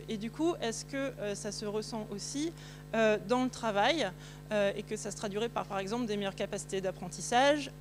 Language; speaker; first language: French; native; French